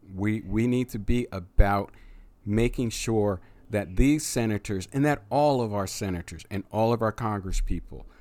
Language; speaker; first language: English; native; English